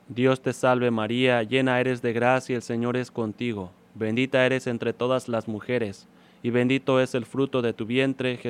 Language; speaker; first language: Spanish; native; Spanish